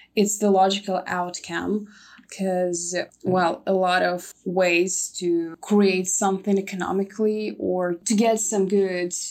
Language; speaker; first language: English; non-native, fluent; Russian